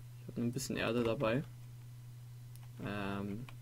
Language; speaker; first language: German; native; German